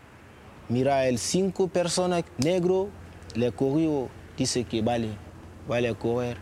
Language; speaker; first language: Spanish; non-native, learner; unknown